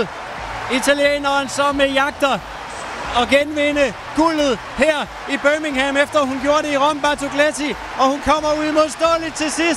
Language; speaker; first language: Danish; native; Danish